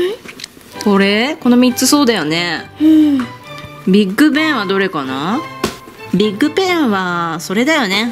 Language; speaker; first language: Japanese; native; Japanese